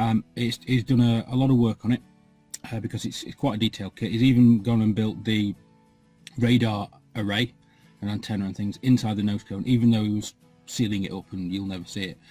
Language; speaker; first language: English; native; English